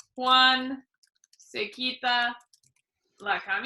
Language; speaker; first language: Spanish; non-native, fluent; English